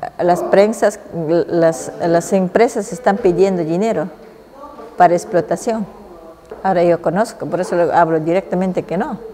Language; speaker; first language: Spanish; non-native, local second language; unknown